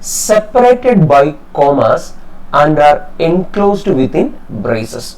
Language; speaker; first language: English; non-native, local second language; Malayalam